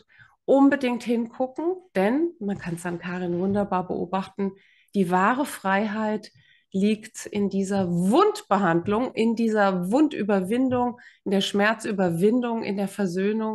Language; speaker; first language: German; native; German